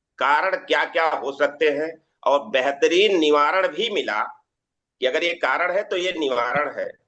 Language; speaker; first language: Hindi; native; Hindi